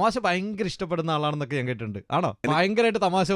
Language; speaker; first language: Malayalam; native; Malayalam